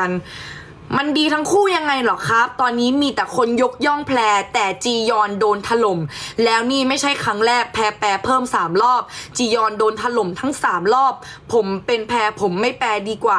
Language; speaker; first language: Thai; native; Thai